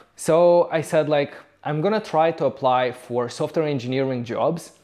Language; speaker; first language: English; non-native, fluent; Romanian